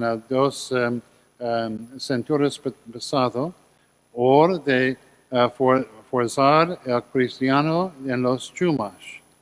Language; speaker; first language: Spanish; non-native, learner; English